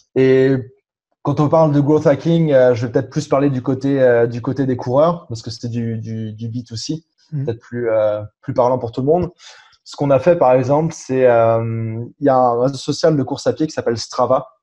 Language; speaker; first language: French; native; French